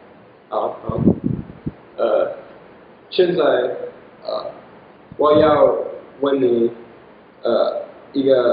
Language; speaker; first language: Chinese; non-native, learner; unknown